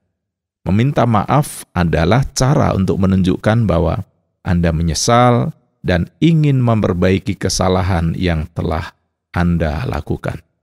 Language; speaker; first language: Indonesian; native; Indonesian